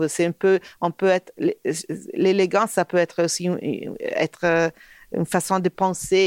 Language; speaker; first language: French; non-native, fluent; Italian